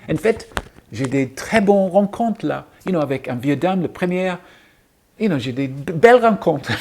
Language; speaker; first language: French; non-native, fluent; English